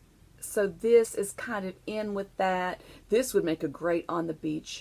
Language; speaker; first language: English; native; English